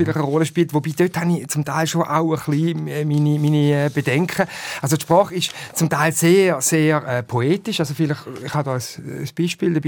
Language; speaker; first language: German; native; German